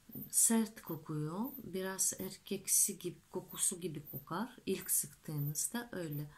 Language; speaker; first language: Turkish; non-native, fluent; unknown